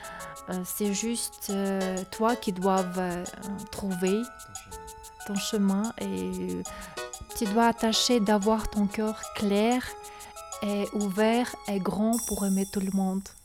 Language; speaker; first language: French; non-native, learner; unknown